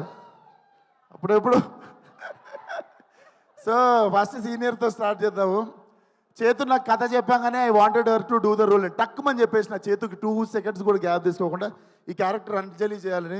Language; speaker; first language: Telugu; native; Telugu